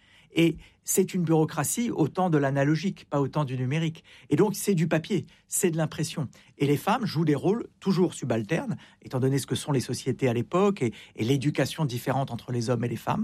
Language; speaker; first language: French; native; French